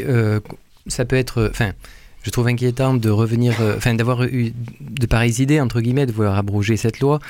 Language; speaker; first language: French; native; French